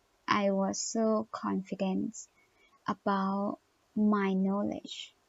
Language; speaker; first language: English; non-native, learner; Thai